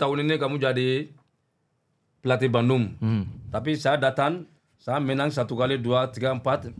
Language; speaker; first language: Indonesian; non-native, learner; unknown